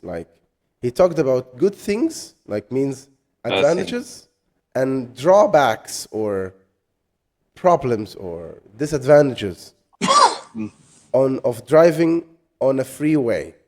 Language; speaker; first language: English; non-native, fluent; Arabic